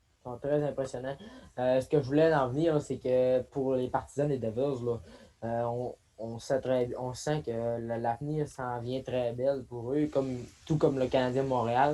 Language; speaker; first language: French; native; French